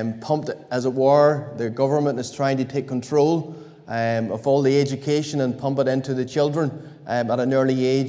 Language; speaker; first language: English; native; English